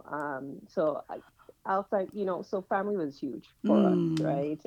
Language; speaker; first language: English; non-native, local second language; Yoruba